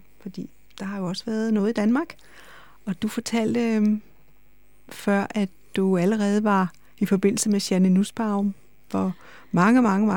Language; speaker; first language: Danish; native; Danish